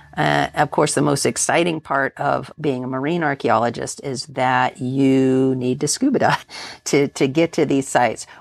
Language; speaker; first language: English; native; English